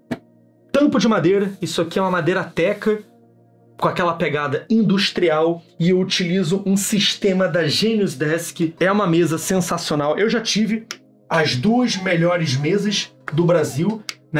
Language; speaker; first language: Portuguese; native; Portuguese